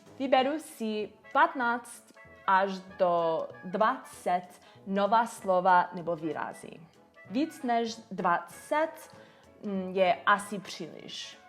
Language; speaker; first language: Czech; non-native, learner; English